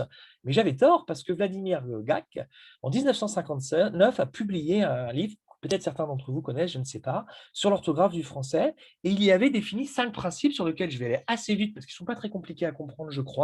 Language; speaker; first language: French; native; French